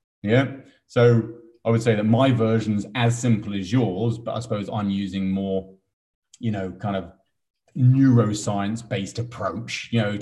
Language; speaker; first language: English; native; English